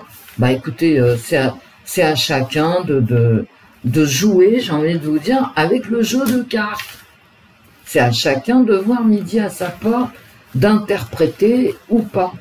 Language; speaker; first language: French; native; French